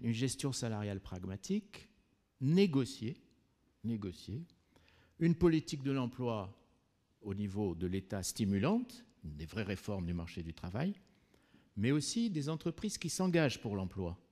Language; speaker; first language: French; native; French